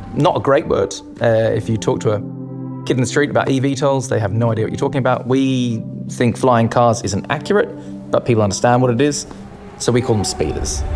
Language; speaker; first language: English; native; English